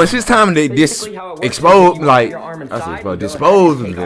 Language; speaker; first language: English; native; English